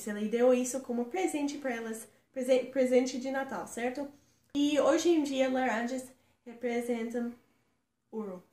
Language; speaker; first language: Portuguese; non-native, fluent; English